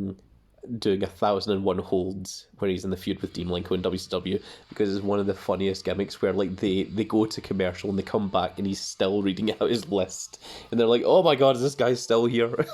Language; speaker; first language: English; native; English